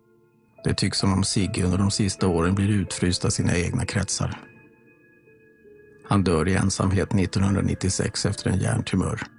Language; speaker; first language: Swedish; native; Swedish